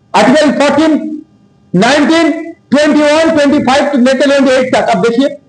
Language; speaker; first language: Hindi; non-native, local second language; Bangla